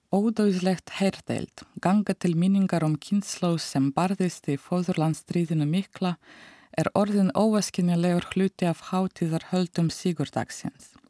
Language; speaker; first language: Icelandic; non-native, fluent; Russian